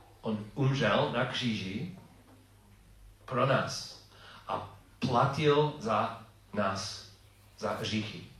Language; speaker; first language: Czech; non-native, fluent; English